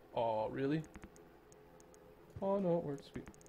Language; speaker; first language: English; native; English